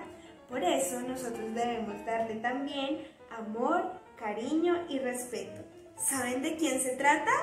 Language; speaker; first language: Spanish; native; Spanish